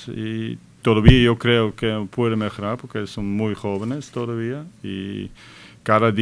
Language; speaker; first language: Spanish; non-native, fluent; Dutch